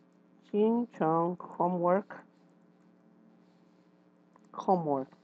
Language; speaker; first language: English; non-native, learner; Spanish